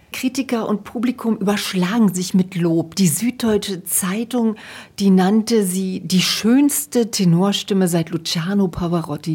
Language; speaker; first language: German; native; German